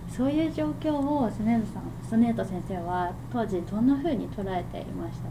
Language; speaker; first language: Japanese; native; Japanese